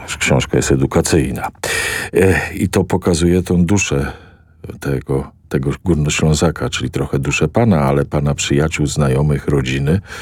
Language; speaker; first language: Polish; native; Polish